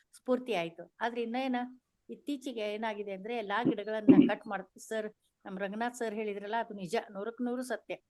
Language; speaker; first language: Kannada; native; Kannada